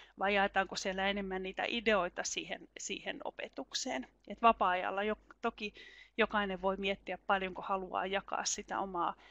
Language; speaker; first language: Finnish; native; Finnish